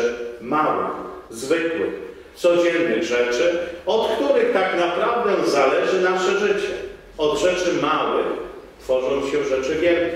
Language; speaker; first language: Polish; native; Polish